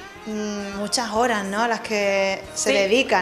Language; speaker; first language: Spanish; native; Spanish